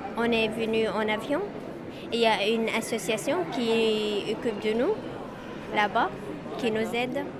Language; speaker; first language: French; non-native, fluent; Arabic